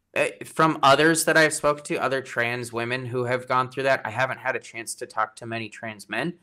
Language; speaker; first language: English; native; English